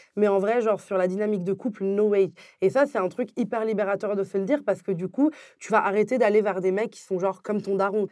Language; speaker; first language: French; early bilingual, other home language; Arabic